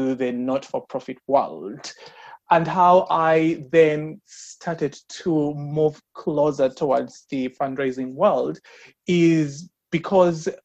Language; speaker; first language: English; non-native, local second language; Ganda